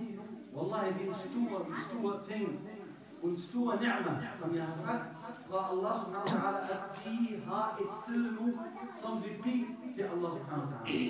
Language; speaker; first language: Danish; non-native, fluent; Arabic